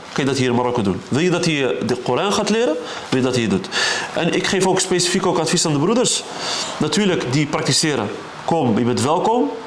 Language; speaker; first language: Dutch; early bilingual, other home language; Arabic